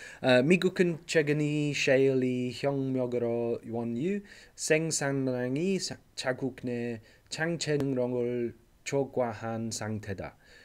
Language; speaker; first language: Korean; non-native, learner; English